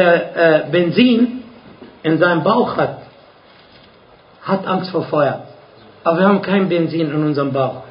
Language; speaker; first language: German; non-native, fluent; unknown